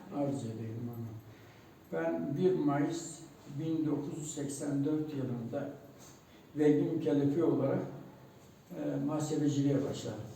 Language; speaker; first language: Turkish; non-native, local second language; Kurdish